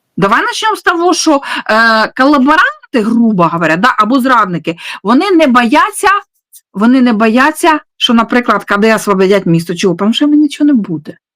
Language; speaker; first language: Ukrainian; non-native, local second language; Russian